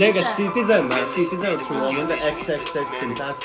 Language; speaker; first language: Chinese; non-native, learner; Turkmen